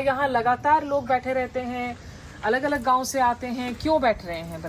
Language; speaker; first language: Hindi; native; Hindi